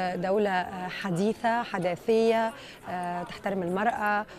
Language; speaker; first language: Arabic; native; Arabic